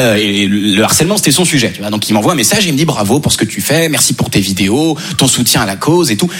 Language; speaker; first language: French; native; French